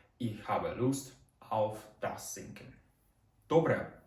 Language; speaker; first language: German; non-native, fluent; Ukrainian